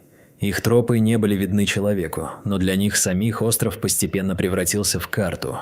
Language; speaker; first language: Russian; native; Russian